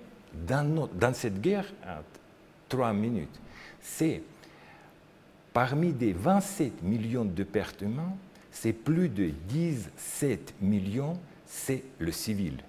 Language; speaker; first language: French; non-native, learner; Russian